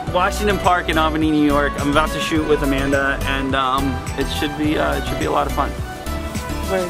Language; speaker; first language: English; native; English